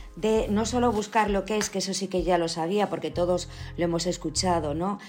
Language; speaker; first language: Spanish; native; Spanish